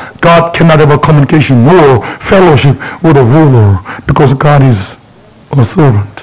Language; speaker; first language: English; non-native, fluent; Korean